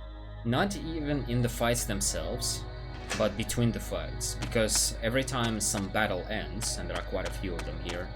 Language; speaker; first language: English; non-native, fluent; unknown